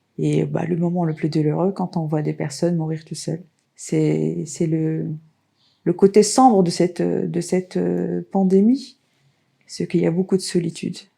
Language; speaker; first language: French; non-native, local second language; Arabic